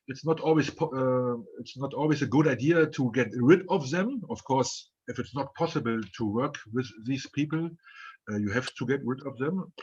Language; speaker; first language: English; non-native, fluent; German